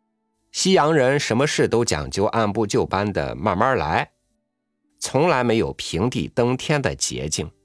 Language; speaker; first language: Chinese; native; Chinese